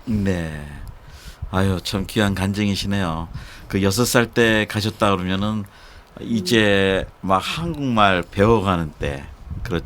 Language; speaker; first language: Korean; native; Korean